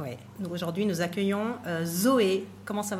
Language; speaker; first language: French; native; French